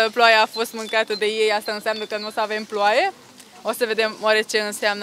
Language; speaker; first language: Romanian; non-native, local second language; Hungarian